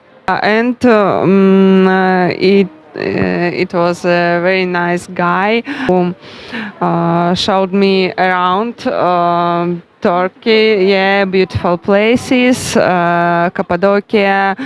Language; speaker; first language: English; non-native, learner; Russian